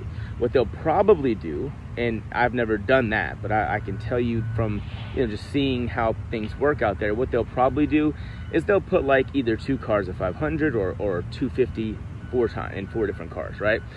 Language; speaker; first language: English; native; English